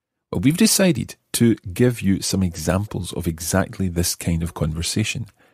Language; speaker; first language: English; native; English